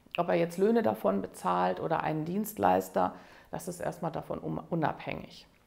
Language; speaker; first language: German; native; German